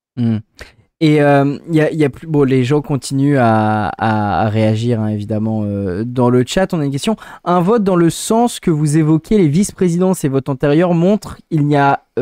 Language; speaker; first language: French; native; French